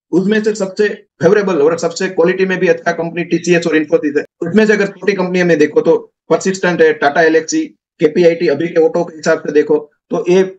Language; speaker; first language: Hindi; non-native, local second language; Gujarati